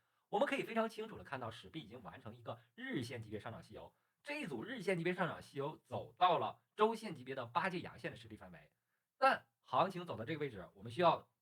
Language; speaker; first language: Chinese; native; Chinese